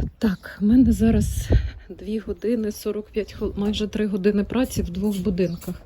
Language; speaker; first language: Ukrainian; non-native, local second language; Russian